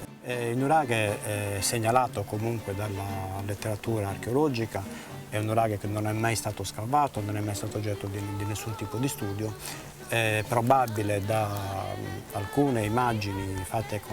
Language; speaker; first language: Italian; native; Italian